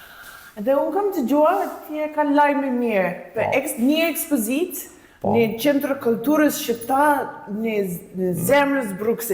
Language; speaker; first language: Albanian; non-native, learner; English